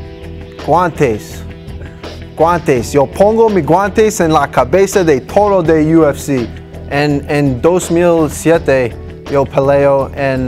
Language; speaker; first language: Spanish; non-native, learner; English